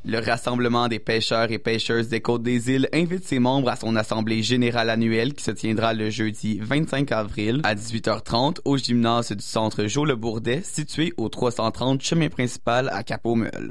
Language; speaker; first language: French; native; French